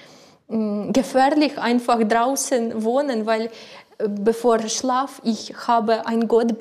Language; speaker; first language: German; non-native, learner; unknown